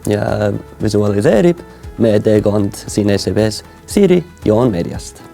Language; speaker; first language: Estonian; non-native, fluent; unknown